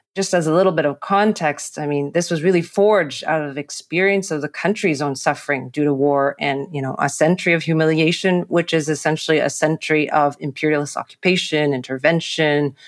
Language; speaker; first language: English; non-native, local second language; Cantonese